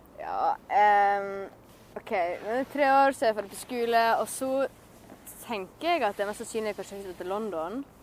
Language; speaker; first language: Norwegian; native; Norwegian